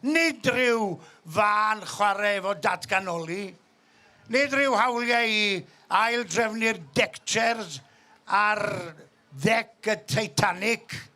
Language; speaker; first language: Welsh; native; Welsh